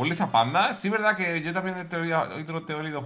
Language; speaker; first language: Spanish; native; Spanish